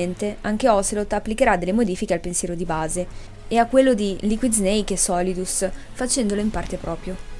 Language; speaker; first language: Italian; native; Italian